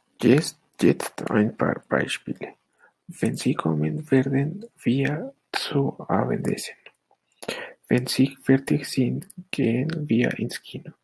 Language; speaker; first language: German; non-native, learner; Spanish